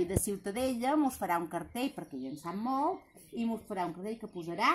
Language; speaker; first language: Catalan; native; Catalan